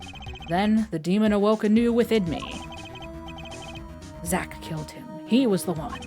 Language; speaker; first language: English; native; English